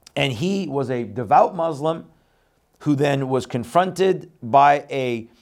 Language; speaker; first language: English; non-native, fluent; Persian